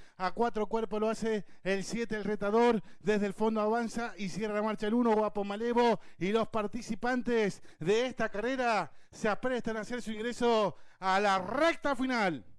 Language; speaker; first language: Spanish; native; Spanish